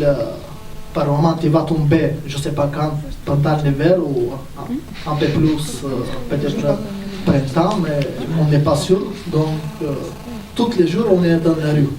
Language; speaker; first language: French; non-native, fluent; Bulgarian